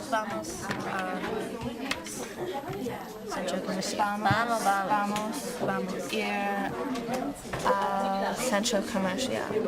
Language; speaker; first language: Spanish; non-native, learner; English